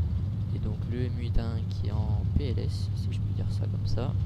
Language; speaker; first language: French; native; French